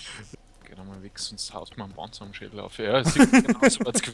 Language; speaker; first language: German; native; German